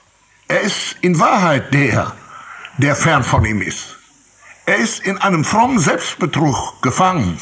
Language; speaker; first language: German; native; German